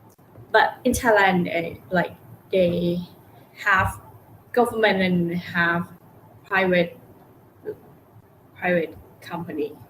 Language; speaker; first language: English; non-native, learner; Thai